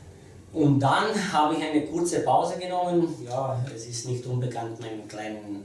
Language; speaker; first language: German; non-native, fluent; Romanian